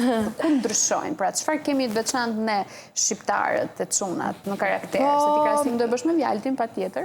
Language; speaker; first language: Albanian; native; Albanian